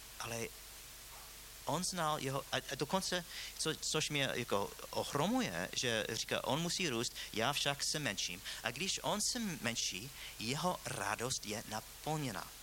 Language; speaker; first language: Czech; non-native, fluent; English